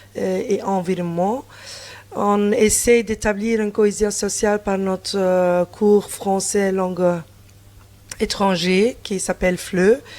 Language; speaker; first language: French; non-native, fluent; Turkish